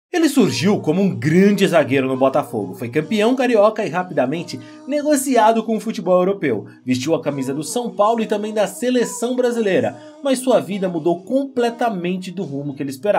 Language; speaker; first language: Portuguese; native; Portuguese